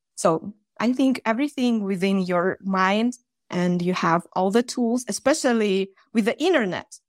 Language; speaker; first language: English; non-native, fluent; Russian